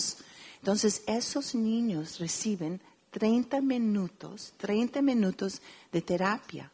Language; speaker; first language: Spanish; early bilingual, heritage; Spanish